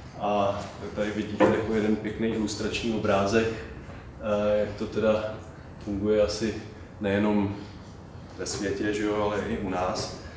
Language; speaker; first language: Czech; native; Czech